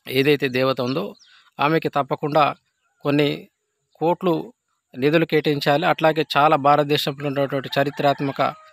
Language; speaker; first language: Telugu; non-native, local second language; Gondi